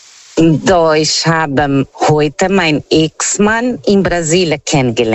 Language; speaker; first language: German; non-native, learner; Portuguese